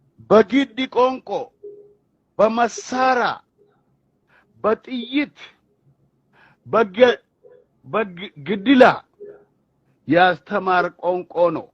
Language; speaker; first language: Amharic; non-native, local second language; Oromo